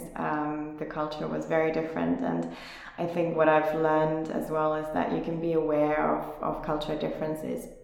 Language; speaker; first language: English; non-native, fluent; Finnish